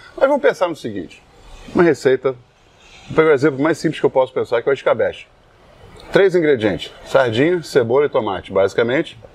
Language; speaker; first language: Portuguese; non-native, fluent; English